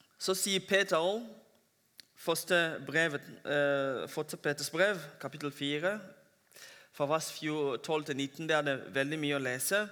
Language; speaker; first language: Norwegian; non-native, fluent; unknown